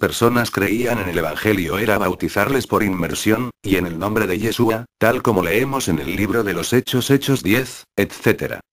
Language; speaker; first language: Spanish; native; Spanish